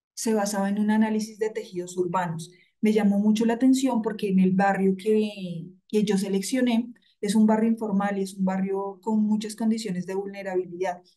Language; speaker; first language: Spanish; native; Spanish